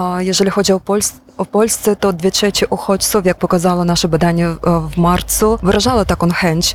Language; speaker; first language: Polish; non-native, fluent; Ukrainian